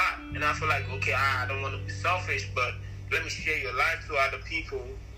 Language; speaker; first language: English; non-native, local second language; Akan